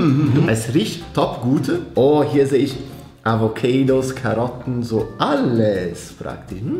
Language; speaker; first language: German; non-native, fluent; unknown